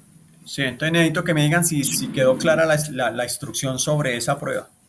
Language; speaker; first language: Spanish; native; Spanish